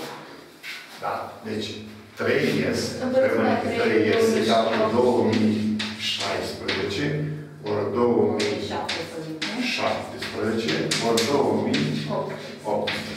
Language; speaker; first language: Romanian; native; Romanian